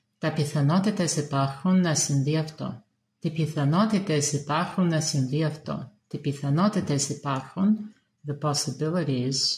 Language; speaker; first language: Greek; non-native, learner; Russian